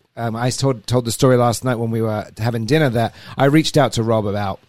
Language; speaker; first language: English; native; English